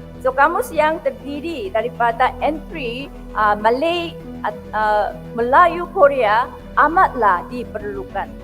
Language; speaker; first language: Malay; non-native, fluent; Korean